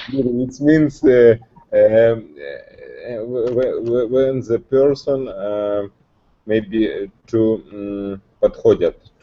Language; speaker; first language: English; non-native, learner; Russian